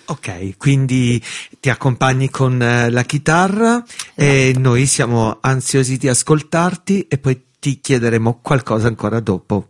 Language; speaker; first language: Italian; native; Italian